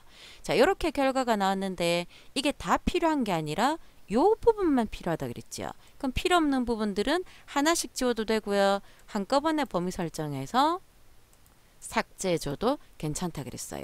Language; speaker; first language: Korean; native; Korean